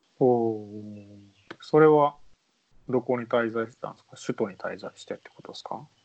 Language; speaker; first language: Japanese; native; Japanese